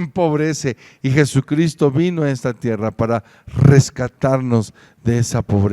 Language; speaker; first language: Spanish; native; Spanish